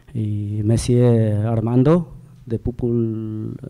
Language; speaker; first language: French; non-native, learner; Spanish